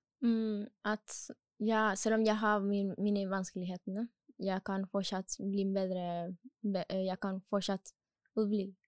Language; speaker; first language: Norwegian; non-native, learner; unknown